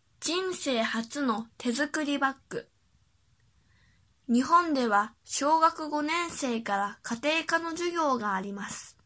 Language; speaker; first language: Japanese; early bilingual, other home language; Chinese